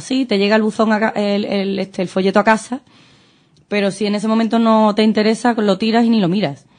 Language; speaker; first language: Spanish; native; Spanish